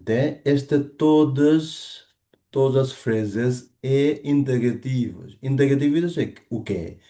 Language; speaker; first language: Portuguese; non-native, fluent; Bangla